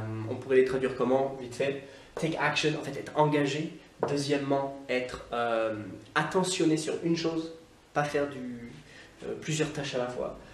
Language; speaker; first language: French; native; French